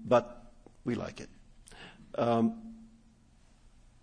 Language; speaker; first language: English; non-native, local second language; Urdu